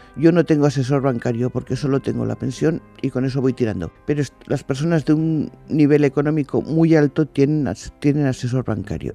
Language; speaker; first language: Spanish; native; Spanish